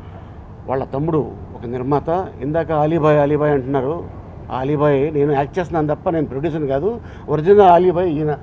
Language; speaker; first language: Telugu; native; Telugu